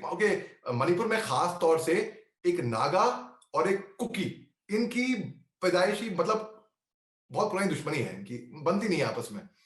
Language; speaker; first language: Hindi; native; Hindi